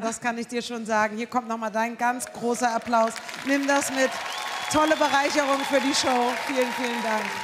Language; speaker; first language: German; native; German